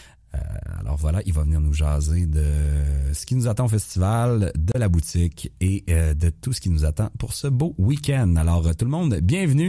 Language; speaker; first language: French; native; French